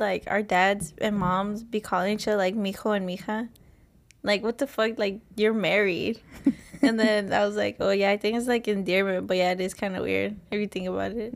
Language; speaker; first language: English; native; English